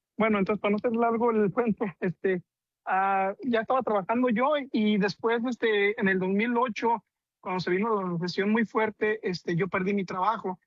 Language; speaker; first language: Spanish; native; Spanish